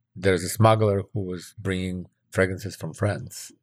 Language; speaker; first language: English; early bilingual, other home language; Russian